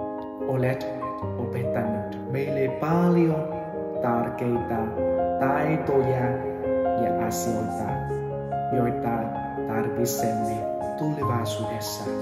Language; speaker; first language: Finnish; non-native, learner; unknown